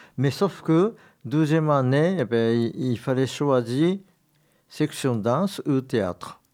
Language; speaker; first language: French; non-native, fluent; Japanese